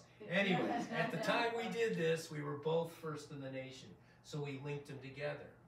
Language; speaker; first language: English; native; English